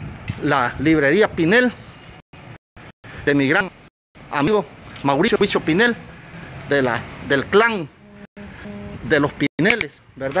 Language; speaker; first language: Spanish; native; Spanish